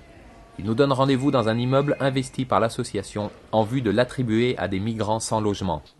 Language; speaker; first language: French; native; French